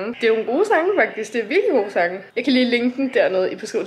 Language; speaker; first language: Danish; native; Danish